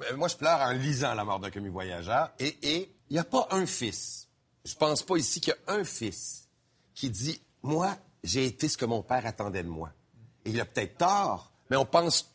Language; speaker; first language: French; native; French